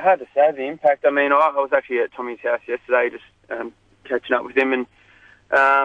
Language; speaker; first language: English; native; English